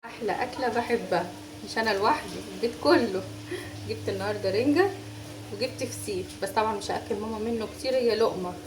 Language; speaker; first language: Arabic; native; Arabic